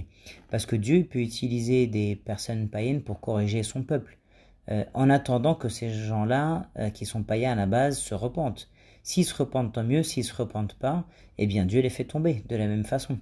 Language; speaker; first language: French; native; French